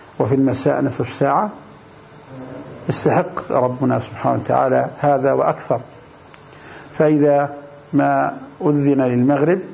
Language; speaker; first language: Arabic; native; Arabic